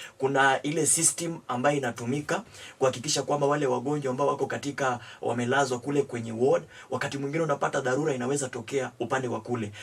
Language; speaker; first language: Swahili; non-native, local second language; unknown